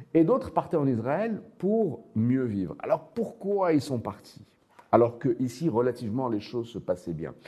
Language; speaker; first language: French; non-native, local second language; Arabic